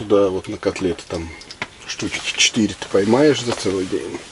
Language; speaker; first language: Russian; native; Russian